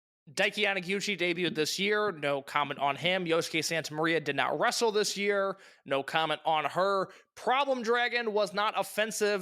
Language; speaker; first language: English; native; English